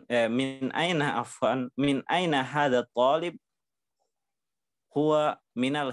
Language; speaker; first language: Arabic; non-native, fluent; Indonesian